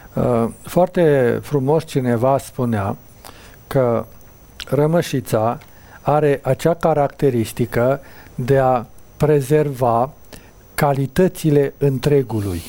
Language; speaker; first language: Romanian; native; Romanian